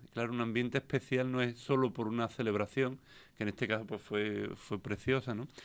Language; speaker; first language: Spanish; native; Spanish